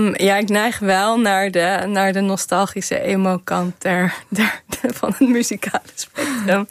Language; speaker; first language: Dutch; non-native, fluent; Kazakh